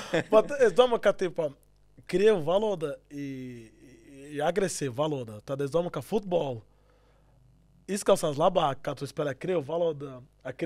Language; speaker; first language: Latvian; non-native, learner; Portuguese